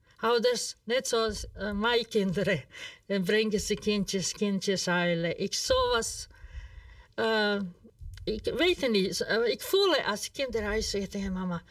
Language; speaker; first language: Dutch; non-native, learner; Serbian